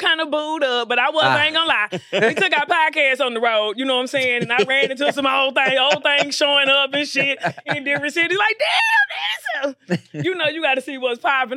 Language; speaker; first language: English; native; English